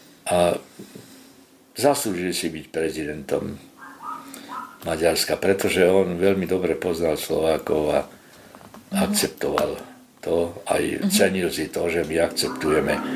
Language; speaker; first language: Slovak; non-native, local second language; Hungarian